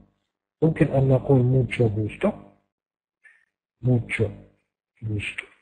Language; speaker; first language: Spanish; non-native, fluent; Arabic